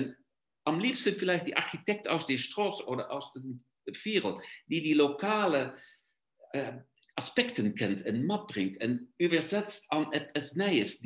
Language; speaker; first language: German; non-native, fluent; Luxembourgish